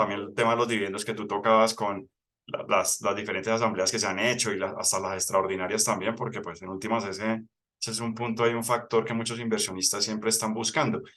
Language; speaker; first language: Spanish; native; Spanish